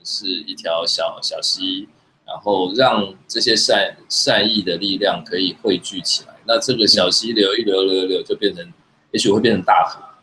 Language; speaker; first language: Chinese; native; Chinese